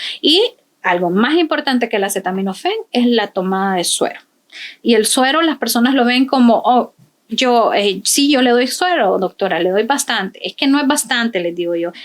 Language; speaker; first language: Spanish; native; Spanish